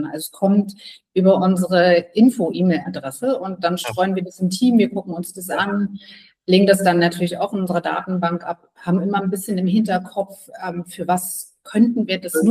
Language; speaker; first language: German; native; German